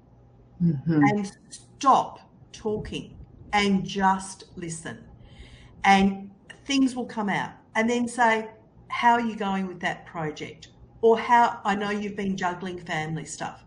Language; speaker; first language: English; native; English